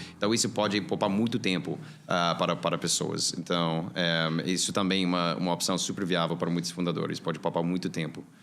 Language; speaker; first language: Portuguese; non-native, fluent; English